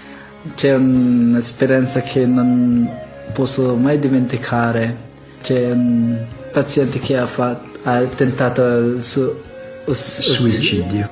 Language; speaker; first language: Italian; non-native, learner; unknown